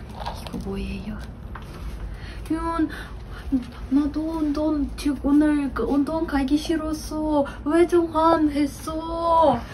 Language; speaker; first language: Korean; non-native, learner; Ukrainian